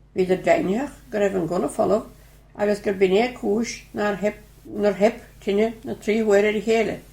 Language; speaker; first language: Irish; native; Irish